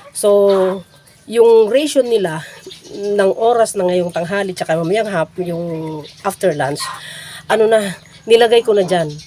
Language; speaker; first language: Filipino; non-native, local second language; Iloko